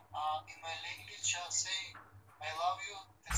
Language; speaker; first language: English; non-native, learner; Romany